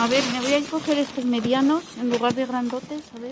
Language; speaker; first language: Spanish; non-native, learner; Filipino